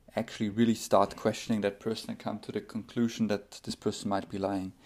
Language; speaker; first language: English; non-native, fluent; German